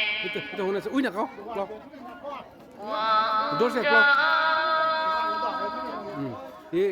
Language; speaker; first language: Hindi; non-native, local second language; Rongmei Naga